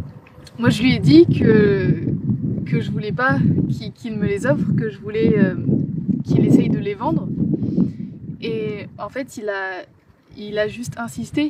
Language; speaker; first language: French; native; French